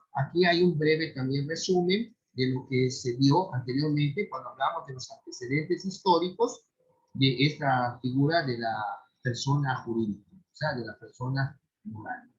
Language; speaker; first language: Spanish; native; Spanish